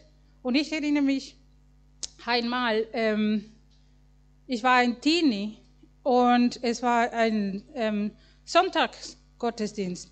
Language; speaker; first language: German; non-native, fluent; Spanish